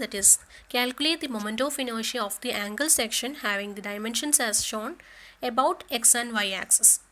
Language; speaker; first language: English; non-native, local second language; Malayalam